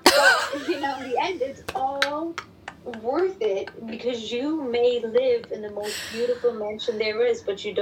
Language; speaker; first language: English; non-native, fluent; German